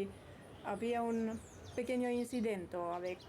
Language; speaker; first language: Spanish; non-native, learner; Finnish